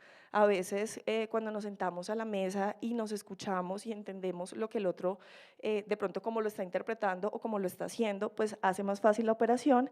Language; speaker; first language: Spanish; native; Spanish